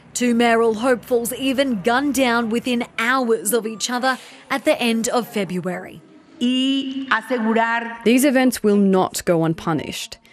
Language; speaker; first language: English; native; English